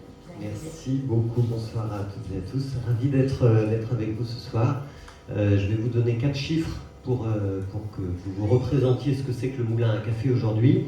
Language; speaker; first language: French; native; French